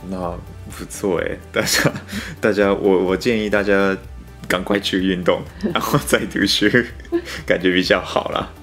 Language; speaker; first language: Chinese; non-native, fluent; Japanese